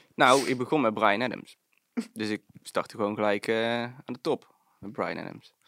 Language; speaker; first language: Dutch; native; Dutch